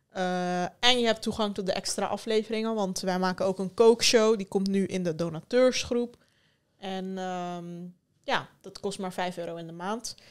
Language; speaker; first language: Dutch; early bilingual, other home language; Turkish